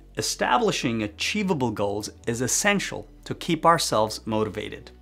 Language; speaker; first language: English; non-native, fluent; Chinese